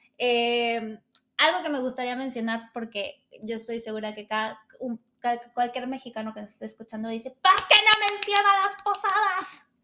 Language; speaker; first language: Spanish; native; Spanish